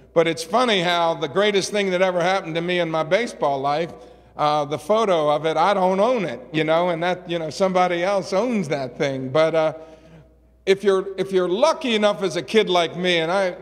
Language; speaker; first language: English; native; English